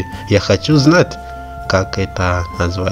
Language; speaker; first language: Russian; non-native, learner; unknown